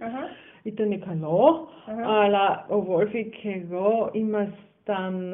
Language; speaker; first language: Greek; non-native, learner; German